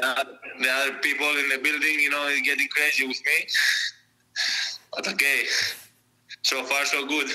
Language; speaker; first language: English; non-native, fluent; Greek